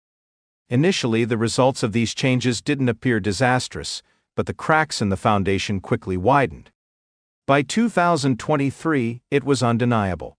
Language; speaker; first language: English; native; English